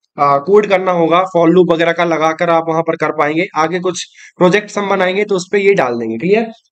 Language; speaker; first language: Hindi; native; Hindi